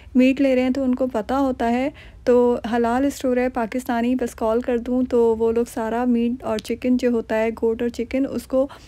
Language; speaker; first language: Urdu; native; Urdu